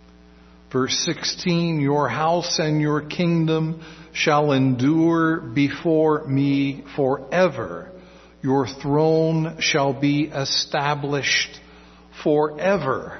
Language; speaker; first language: English; native; English